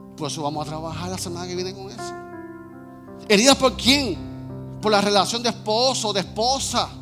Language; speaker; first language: Spanish; native; Spanish